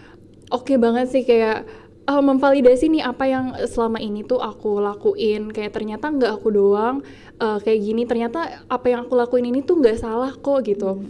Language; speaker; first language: Indonesian; native; Indonesian